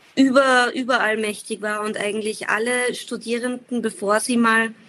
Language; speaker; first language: German; native; German